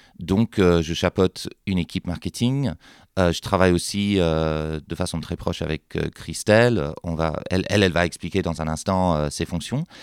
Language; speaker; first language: French; non-native, fluent; English